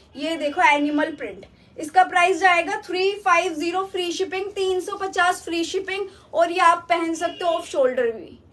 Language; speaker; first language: Hindi; native; Hindi